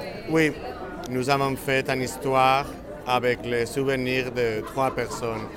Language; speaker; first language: French; non-native, learner; Spanish